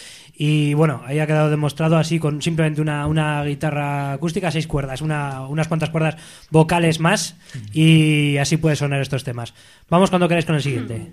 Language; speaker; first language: Spanish; native; Spanish